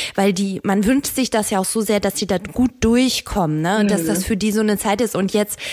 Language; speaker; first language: German; native; German